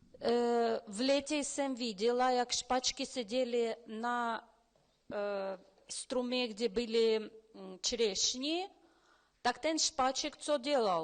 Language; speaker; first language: Czech; early bilingual, heritage; Ukrainian